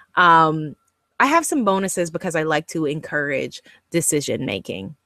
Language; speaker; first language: English; native; English